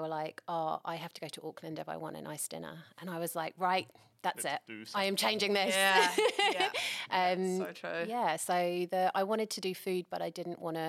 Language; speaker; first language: English; native; English